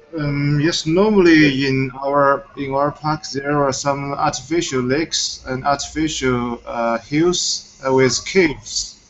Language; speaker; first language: English; non-native, fluent; Chinese